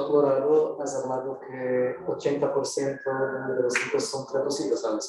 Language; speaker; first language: Spanish; non-native, fluent; Polish